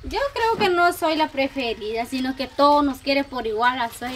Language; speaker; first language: Spanish; native; Spanish